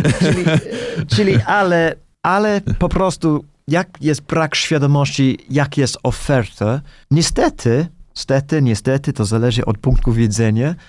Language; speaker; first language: Polish; non-native, fluent; English